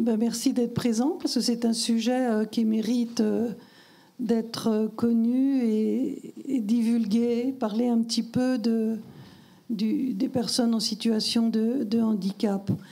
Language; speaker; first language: French; native; French